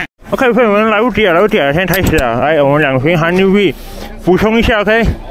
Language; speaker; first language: Chinese; native; Chinese